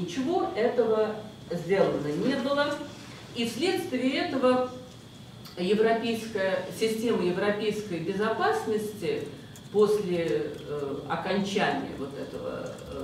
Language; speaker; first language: Russian; native; Russian